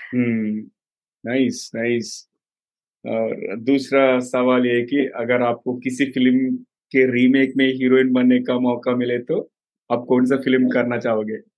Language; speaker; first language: Hindi; non-native, local second language; Telugu